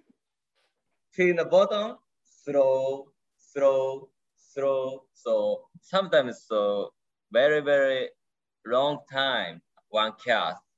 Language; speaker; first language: English; non-native, learner; Japanese